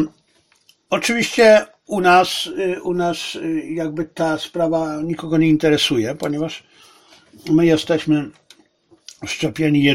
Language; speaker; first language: Polish; native; Polish